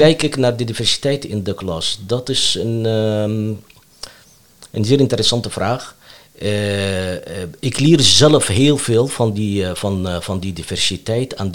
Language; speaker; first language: Dutch; non-native, fluent; Arabic